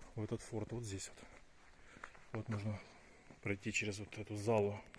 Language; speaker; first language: Russian; native; Russian